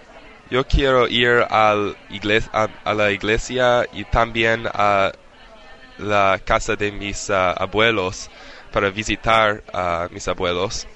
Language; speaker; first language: Spanish; non-native, learner; English